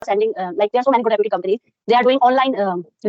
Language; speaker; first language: English; non-native, local second language; Hindi